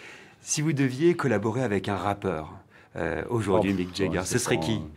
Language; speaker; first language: French; native; French